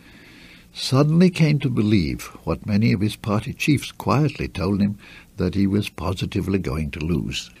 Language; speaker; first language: English; native; English